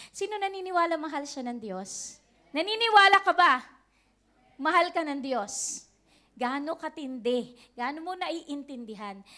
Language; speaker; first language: Filipino; native; Filipino